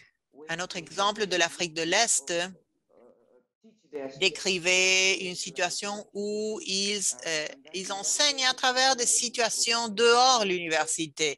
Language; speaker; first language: French; non-native, fluent; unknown